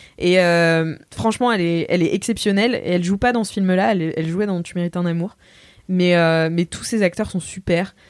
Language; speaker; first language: French; native; French